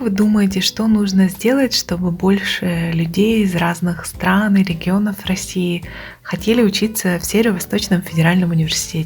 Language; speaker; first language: Russian; native; Russian